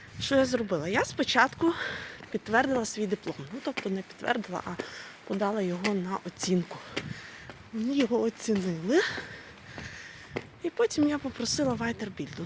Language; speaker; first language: Ukrainian; native; Ukrainian